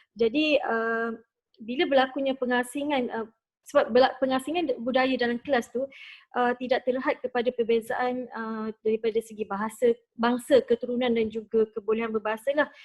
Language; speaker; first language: Malay; native; Malay